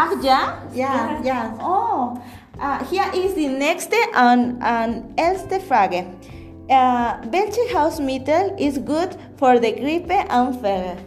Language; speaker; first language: German; non-native, learner; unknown